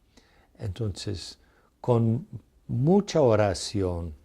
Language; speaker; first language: Spanish; non-native, fluent; English